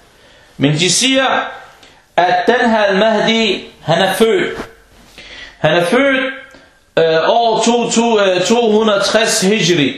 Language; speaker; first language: Danish; early bilingual, other home language; Arabic